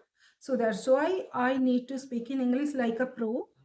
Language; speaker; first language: English; non-native, learner; Bangla